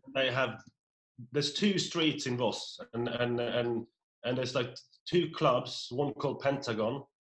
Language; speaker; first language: English; non-native, fluent; Norwegian